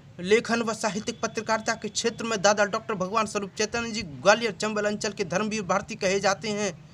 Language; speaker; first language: Hindi; native; Hindi